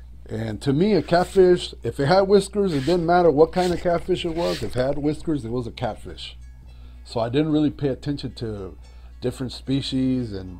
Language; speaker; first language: English; early bilingual, other home language; Spanish